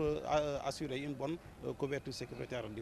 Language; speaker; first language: French; non-native, local second language; Wolof